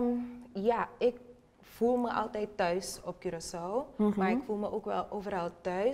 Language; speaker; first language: Dutch; non-native, local second language; Papiamento